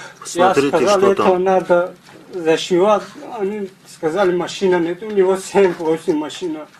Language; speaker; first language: Russian; non-native, learner; Tajik